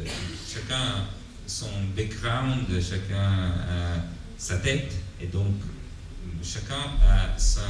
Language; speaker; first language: French; non-native, fluent; Italian